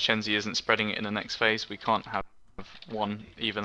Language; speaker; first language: English; native; English